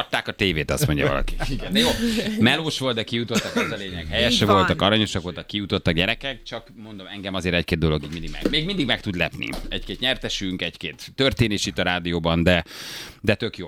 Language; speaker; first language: Hungarian; native; Hungarian